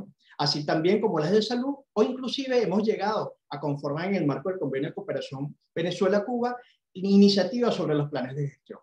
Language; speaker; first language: Spanish; native; Spanish